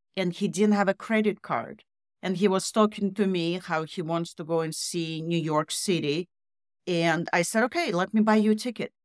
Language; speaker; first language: English; non-native, fluent; Russian